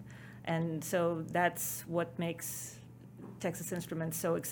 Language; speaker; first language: English; non-native, fluent; Ukrainian